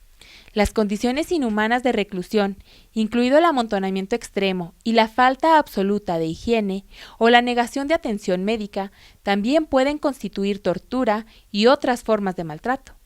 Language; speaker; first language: Spanish; native; Spanish